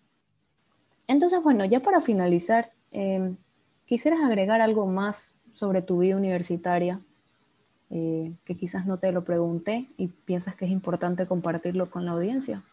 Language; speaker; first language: Spanish; native; Spanish